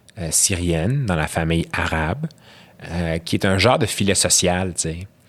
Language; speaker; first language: French; early bilingual, other home language; Arabic